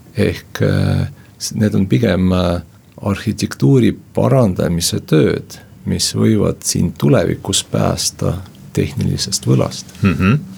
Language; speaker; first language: Estonian; non-native, local second language; Russian